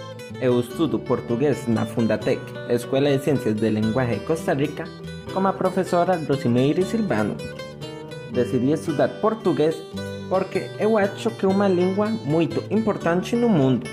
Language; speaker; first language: Portuguese; non-native, learner; Spanish